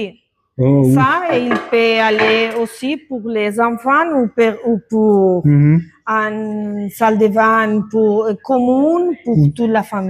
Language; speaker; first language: French; non-native, learner; Spanish